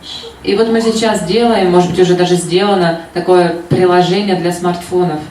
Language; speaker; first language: Russian; native; Russian